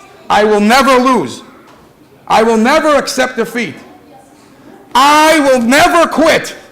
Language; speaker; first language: English; native; English